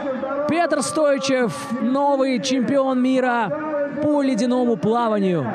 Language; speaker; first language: Russian; native; Russian